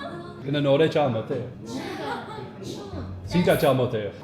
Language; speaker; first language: Korean; non-native, learner; Dutch